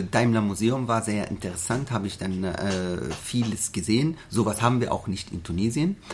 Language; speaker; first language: German; non-native, fluent; Arabic